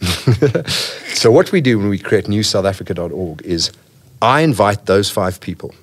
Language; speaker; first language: English; native; English